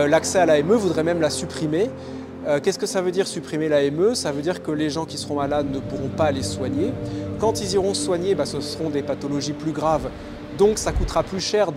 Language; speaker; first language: French; native; French